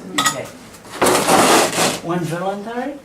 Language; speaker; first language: English; non-native, learner; Portuguese